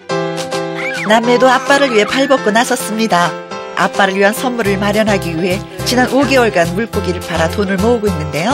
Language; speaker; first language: Korean; native; Korean